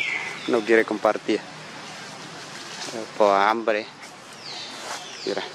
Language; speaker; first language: Spanish; non-native, learner; Khmer